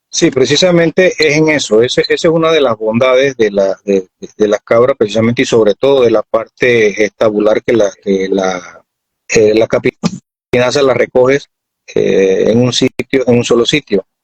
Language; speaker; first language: Spanish; native; Spanish